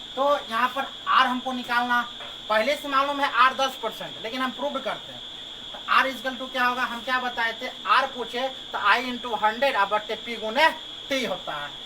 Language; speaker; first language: Hindi; native; Hindi